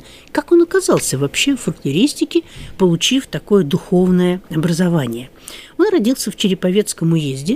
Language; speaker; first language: Russian; native; Russian